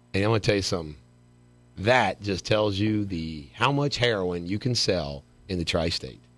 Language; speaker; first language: English; native; English